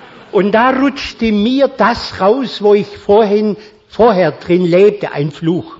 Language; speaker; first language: German; native; German